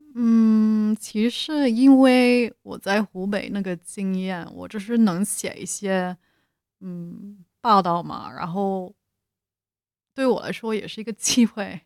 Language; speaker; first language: Chinese; non-native, fluent; English